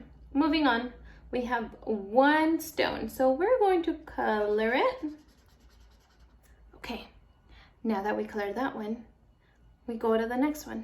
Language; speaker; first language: English; native; English